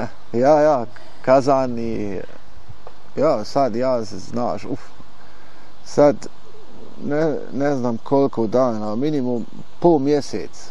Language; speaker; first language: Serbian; non-native, learner; German